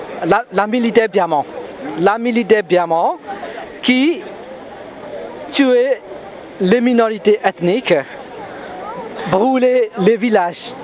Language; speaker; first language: French; non-native, learner; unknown